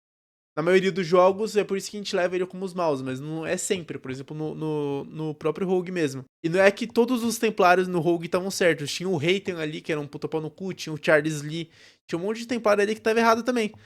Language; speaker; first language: Portuguese; native; Portuguese